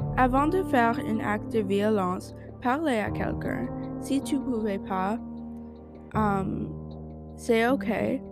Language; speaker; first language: French; non-native, learner; English